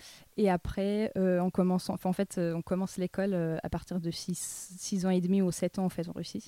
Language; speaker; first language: French; non-native, fluent; Russian